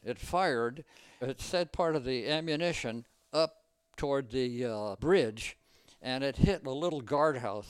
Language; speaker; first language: English; native; English